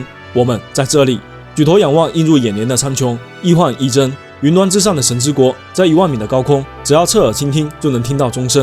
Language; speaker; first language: Chinese; native; Chinese